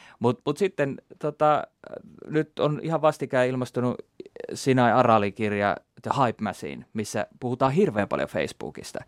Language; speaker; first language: Finnish; native; Finnish